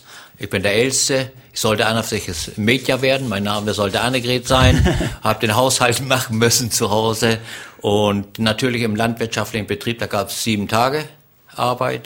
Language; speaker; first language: German; native; German